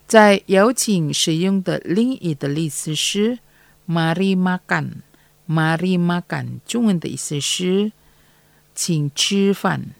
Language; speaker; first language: Chinese; non-native, fluent; Indonesian